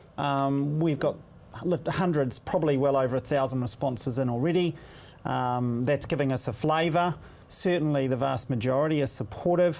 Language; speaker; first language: English; native; English